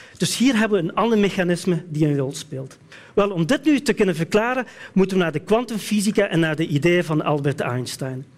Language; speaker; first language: Dutch; native; Dutch